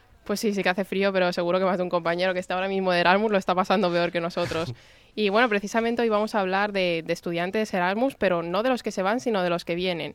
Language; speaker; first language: Spanish; native; Spanish